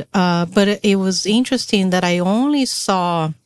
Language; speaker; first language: English; non-native, fluent; Portuguese